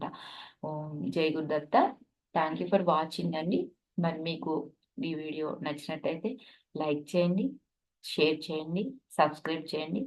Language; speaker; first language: Telugu; native; Telugu